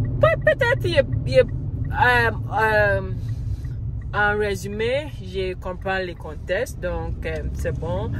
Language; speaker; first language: French; non-native, learner; Akan